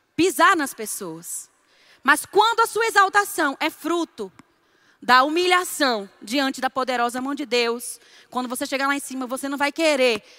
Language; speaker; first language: Portuguese; native; Portuguese